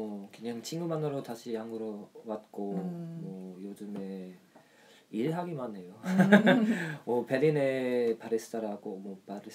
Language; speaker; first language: Korean; non-native, learner; German